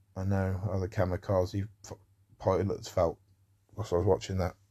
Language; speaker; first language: English; native; English